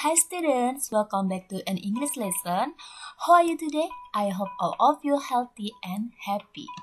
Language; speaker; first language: English; non-native, fluent; Indonesian